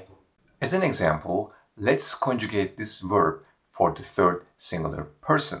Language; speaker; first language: English; non-native, fluent; Turkish